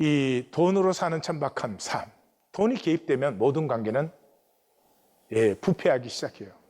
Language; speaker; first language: Korean; native; Korean